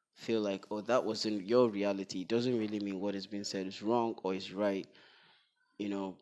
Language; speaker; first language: English; non-native, local second language; Igbo